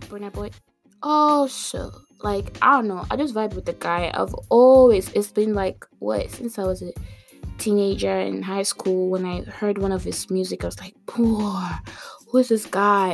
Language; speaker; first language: English; non-native, local second language; Igbo